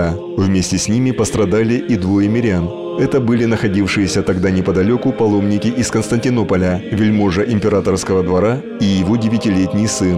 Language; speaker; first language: Russian; native; Russian